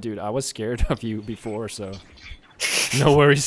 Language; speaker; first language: English; native; English